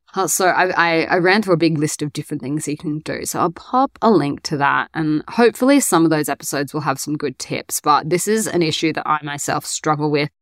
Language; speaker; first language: English; native; English